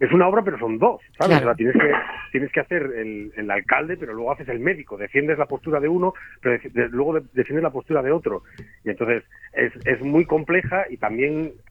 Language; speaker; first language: Spanish; native; Spanish